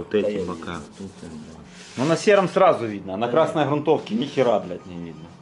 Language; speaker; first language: Russian; native; Russian